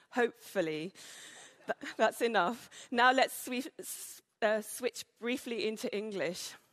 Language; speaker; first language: English; native; English